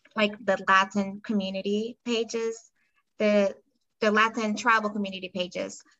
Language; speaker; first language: English; non-native, fluent; Spanish